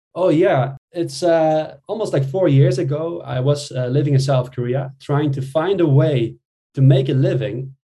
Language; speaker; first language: English; non-native, fluent; Dutch